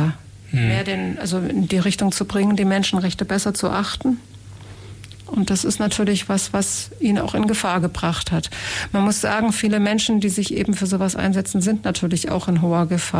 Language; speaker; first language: German; native; German